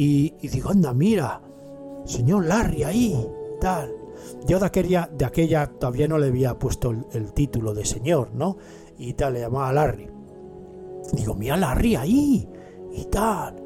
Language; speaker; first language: Spanish; native; Spanish